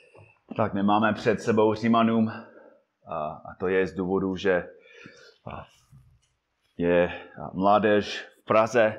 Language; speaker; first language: Czech; non-native, fluent; English